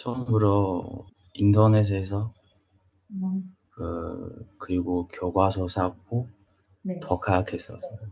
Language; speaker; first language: Korean; non-native, learner; Chinese